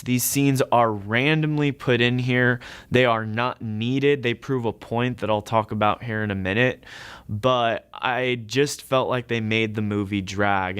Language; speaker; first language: English; native; English